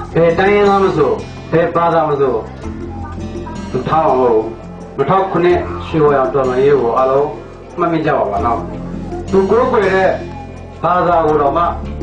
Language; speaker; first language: Burmese; non-native, local second language; Tedim Chin